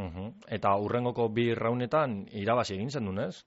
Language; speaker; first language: Basque; native; Basque